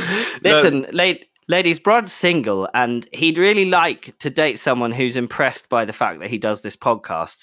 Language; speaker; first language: English; native; English